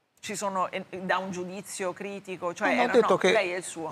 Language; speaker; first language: Italian; native; Italian